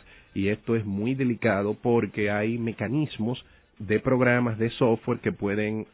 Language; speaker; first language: Spanish; native; Spanish